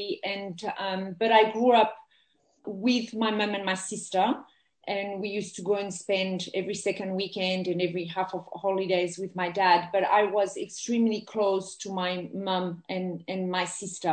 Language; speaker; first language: English; non-native, fluent; French